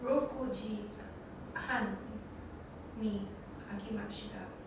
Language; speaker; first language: Japanese; non-native, learner; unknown